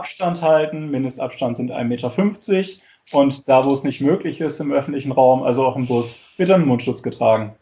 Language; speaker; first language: German; native; German